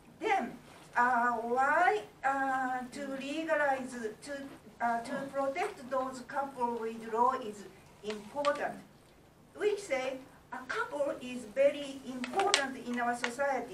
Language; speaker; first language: English; non-native, learner; Japanese